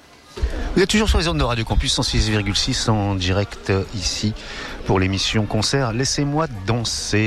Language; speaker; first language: French; native; French